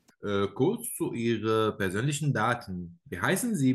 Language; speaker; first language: German; non-native, learner; Arabic